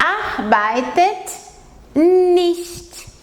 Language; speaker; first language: German; non-native, fluent; Portuguese